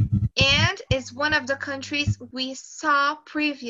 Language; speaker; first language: English; non-native, fluent; Portuguese